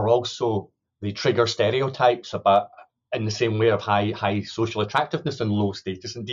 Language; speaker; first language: English; native; English